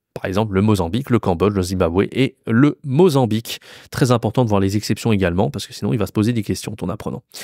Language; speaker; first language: French; native; French